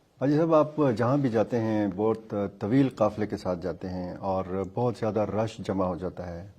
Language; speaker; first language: Urdu; native; Urdu